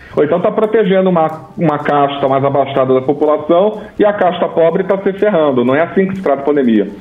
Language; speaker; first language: Portuguese; native; Portuguese